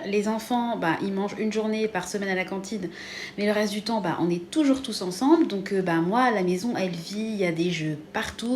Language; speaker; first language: French; native; French